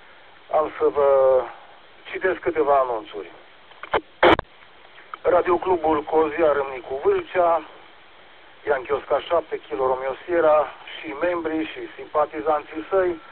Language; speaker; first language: Romanian; native; Romanian